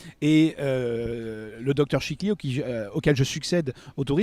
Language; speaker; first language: French; native; French